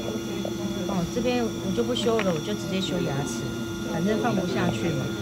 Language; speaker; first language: Chinese; native; Chinese